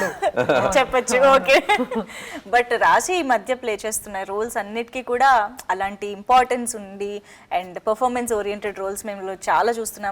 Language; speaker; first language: Telugu; native; Telugu